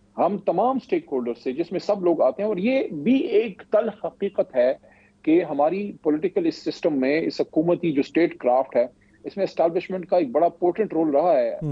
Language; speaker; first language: Urdu; non-native, local second language; Pashto